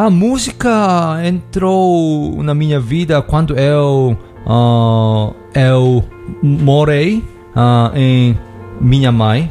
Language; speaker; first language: Portuguese; non-native, learner; Korean